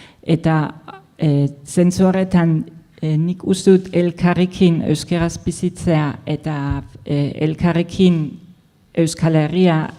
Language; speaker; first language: Basque; non-native, fluent; German